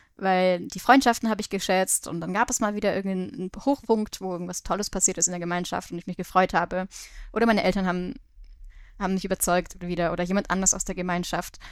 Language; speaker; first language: German; native; German